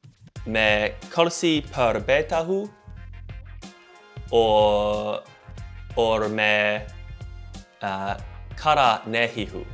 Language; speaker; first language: Hindi; non-native, learner; English